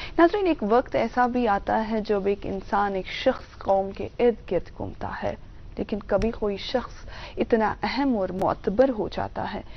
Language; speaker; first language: Hindi; non-native, local second language; Kashmiri